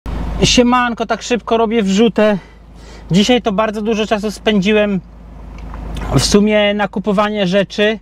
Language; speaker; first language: Polish; native; Polish